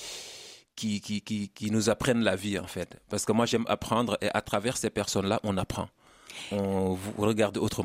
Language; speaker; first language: French; non-native, local second language; Wolof